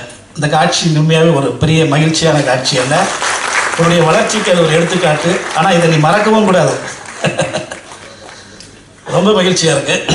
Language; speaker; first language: Tamil; native; Tamil